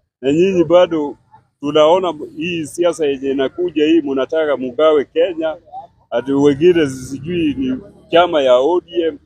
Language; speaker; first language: Swahili; non-native, local second language; Luo (Kenya and Tanzania)